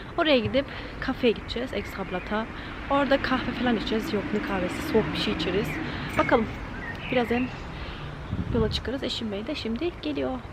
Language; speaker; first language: Turkish; early bilingual, heritage; Turkish